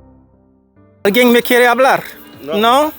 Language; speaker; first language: Spanish; non-native, fluent; French